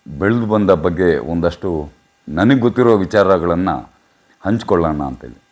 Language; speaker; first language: Kannada; non-native, local second language; Kodava